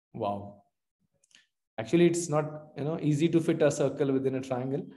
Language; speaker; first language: English; non-native, local second language; Hindi